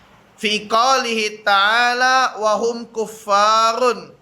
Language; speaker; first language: Arabic; non-native, fluent; Indonesian